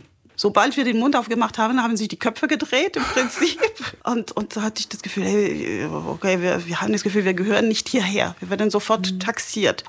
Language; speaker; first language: German; non-native, fluent; French